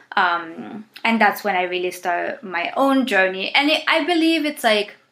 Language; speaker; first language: English; non-native, fluent; Italian